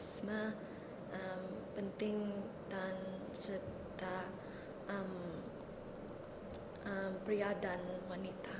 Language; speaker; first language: Indonesian; early bilingual, heritage; Indonesian